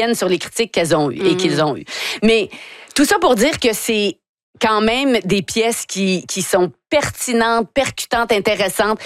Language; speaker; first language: French; native; French